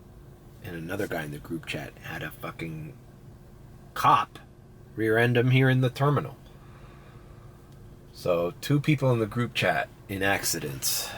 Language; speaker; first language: English; early bilingual, other home language; Spanish